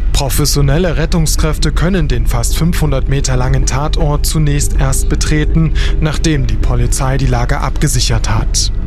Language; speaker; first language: German; native; German